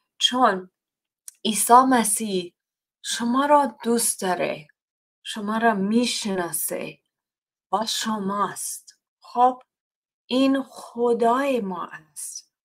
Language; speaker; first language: Tajik; non-native, learner; English